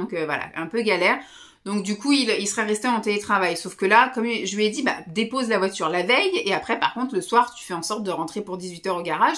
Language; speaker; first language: French; native; French